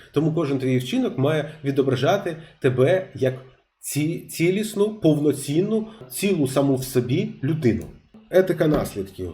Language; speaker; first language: Ukrainian; non-native, local second language; Russian